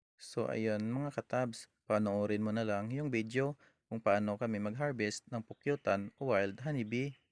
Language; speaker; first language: Filipino; non-native, local second language; Hiligaynon